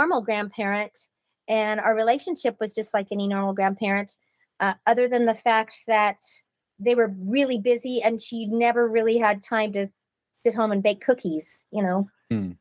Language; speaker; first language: English; native; English